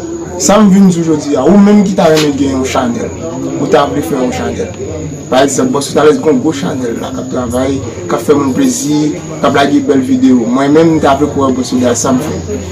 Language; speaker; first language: French; non-native, learner; Haitian Creole